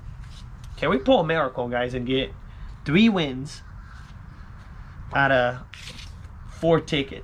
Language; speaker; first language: English; native; English